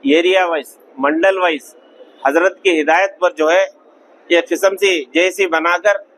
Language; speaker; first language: Urdu; native; Urdu